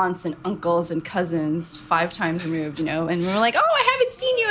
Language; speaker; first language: English; native; English